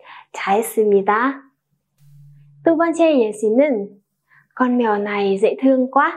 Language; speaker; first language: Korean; non-native, learner; Vietnamese